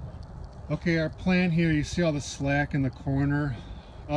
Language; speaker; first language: English; native; English